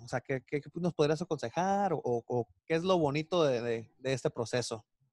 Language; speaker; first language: Spanish; native; Spanish